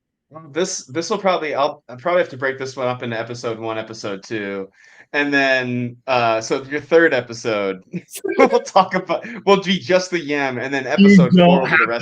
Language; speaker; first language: English; native; English